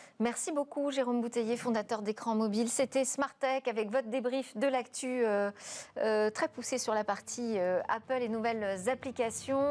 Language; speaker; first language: French; native; French